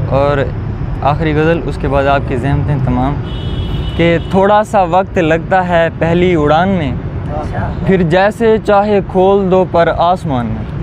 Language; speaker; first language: Urdu; non-native, local second language; Saraiki